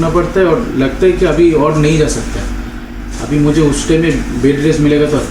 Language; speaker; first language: Hindi; non-native, local second language; Bangla